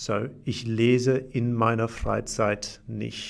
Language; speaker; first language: German; non-native, fluent; English